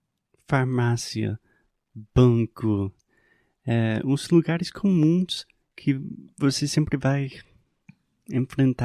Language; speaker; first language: Portuguese; non-native, fluent; English